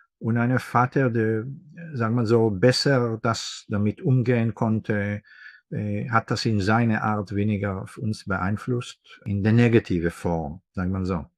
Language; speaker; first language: German; non-native, fluent; Hebrew